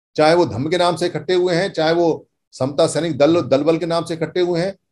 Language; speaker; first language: Hindi; native; Hindi